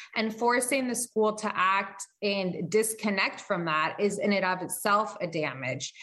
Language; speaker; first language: English; native; English